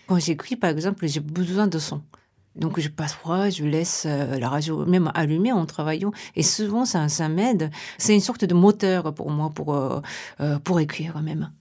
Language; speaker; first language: French; non-native, fluent; Japanese